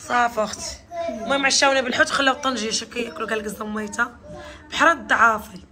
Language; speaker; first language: Arabic; native; Arabic